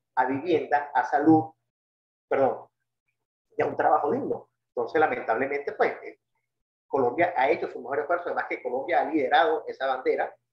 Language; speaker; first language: Spanish; native; Spanish